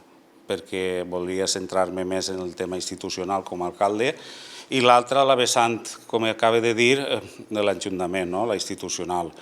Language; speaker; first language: Catalan; native; Catalan